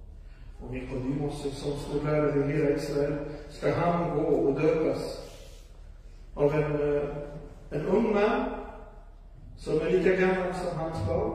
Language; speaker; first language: Swedish; non-native, fluent; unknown